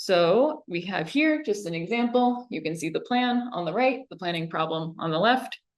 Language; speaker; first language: English; native; English